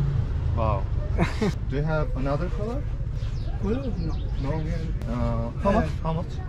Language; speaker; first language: English; non-native, learner; Korean